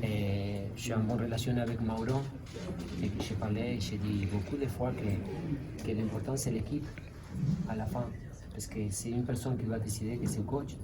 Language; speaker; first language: French; non-native, learner; Spanish